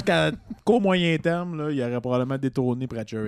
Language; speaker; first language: French; native; French